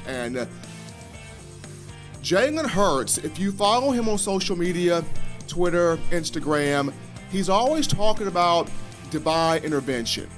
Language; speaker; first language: English; native; English